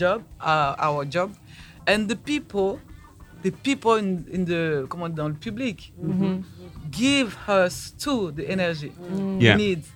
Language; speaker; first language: English; non-native, learner; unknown